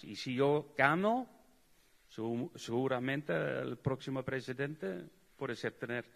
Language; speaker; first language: Spanish; non-native, fluent; Dutch